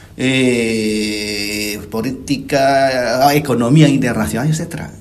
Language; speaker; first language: Spanish; non-native, fluent; Chinese